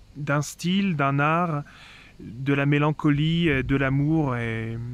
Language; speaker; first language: French; native; French